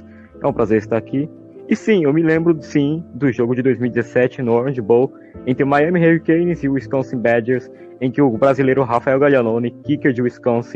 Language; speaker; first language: Portuguese; native; Portuguese